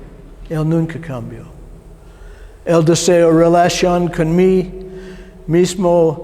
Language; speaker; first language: Spanish; non-native, learner; English